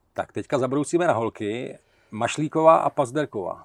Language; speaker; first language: Czech; native; Czech